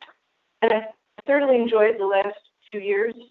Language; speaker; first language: English; native; English